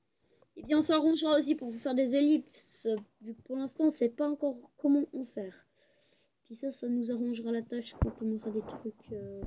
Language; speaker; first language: French; native; French